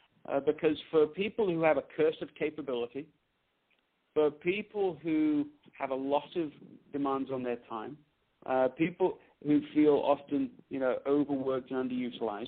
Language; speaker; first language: English; native; English